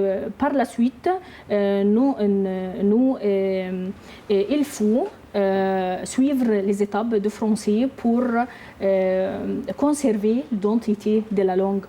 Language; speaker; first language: French; non-native, learner; Arabic